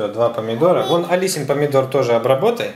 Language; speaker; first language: Russian; native; Russian